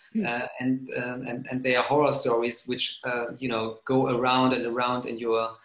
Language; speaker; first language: English; non-native, fluent; German